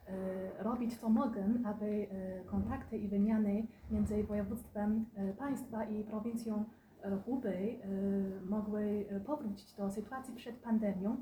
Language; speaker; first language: Polish; non-native, fluent; Chinese